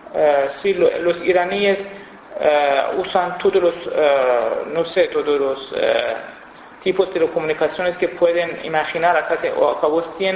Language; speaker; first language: Spanish; non-native, fluent; Persian